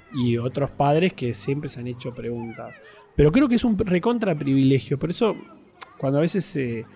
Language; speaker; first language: Spanish; native; Spanish